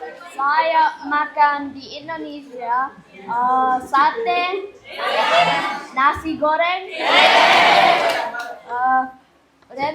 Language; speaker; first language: Indonesian; non-native, learner; English